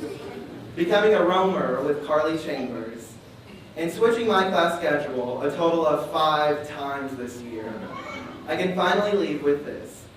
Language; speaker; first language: English; native; English